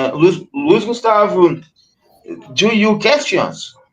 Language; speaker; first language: English; non-native, learner; Portuguese